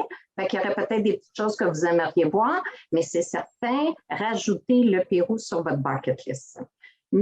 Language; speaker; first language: French; native; French